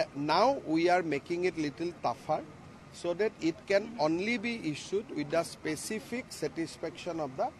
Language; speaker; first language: English; non-native, local second language; Assamese